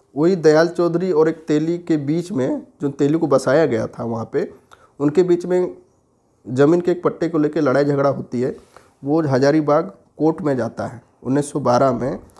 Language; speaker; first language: Hindi; native; Hindi